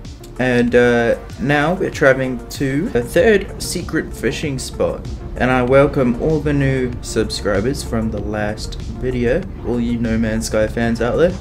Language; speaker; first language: English; native; English